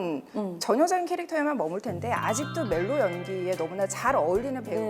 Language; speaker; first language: Korean; native; Korean